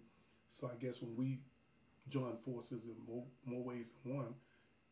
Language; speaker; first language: English; native; English